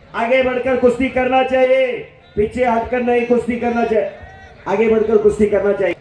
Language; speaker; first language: Hindi; non-native, local second language; Marathi